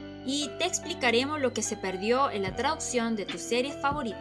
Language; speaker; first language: Spanish; non-native, fluent; Korean